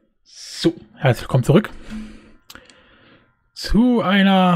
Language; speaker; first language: German; native; German